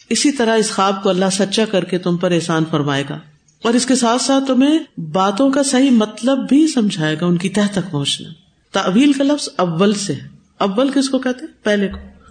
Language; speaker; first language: Urdu; non-native, local second language; Punjabi